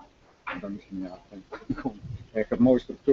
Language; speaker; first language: Dutch; non-native, learner; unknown